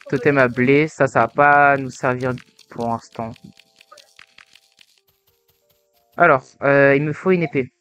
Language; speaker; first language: French; native; French